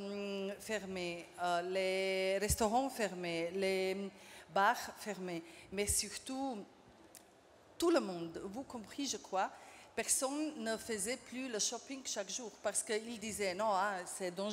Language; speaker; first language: French; non-native, fluent; Slovenian